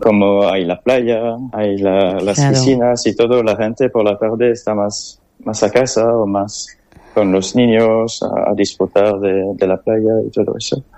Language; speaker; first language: Spanish; non-native, fluent; French